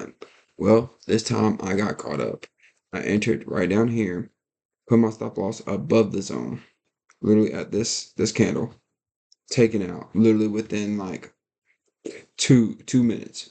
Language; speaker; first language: English; native; English